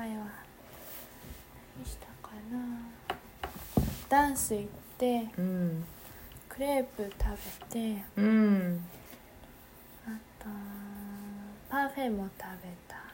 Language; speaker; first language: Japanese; early bilingual, other home language; Korean